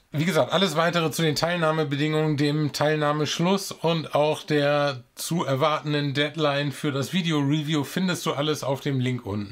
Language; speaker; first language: German; native; German